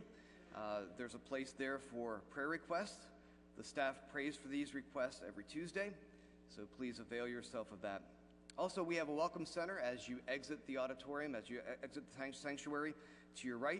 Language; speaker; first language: English; native; English